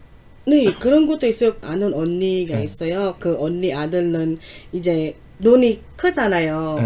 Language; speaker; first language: Korean; non-native, learner; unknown